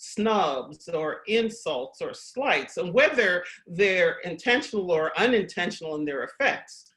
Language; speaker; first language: English; native; English